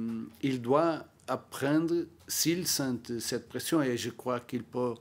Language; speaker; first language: French; non-native, learner; Portuguese